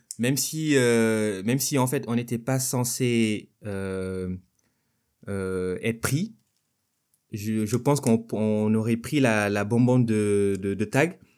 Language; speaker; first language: French; non-native, local second language; Wolof